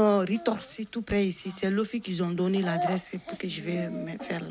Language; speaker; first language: French; non-native, learner; Bambara